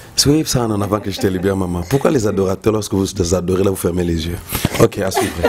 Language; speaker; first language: French; non-native, local second language; Lingala